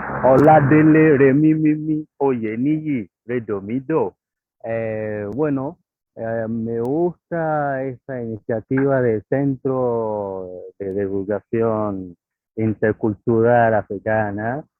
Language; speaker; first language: Spanish; non-native, fluent; Yoruba